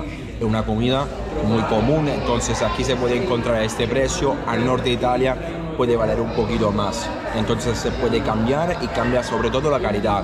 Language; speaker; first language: Spanish; non-native, fluent; Italian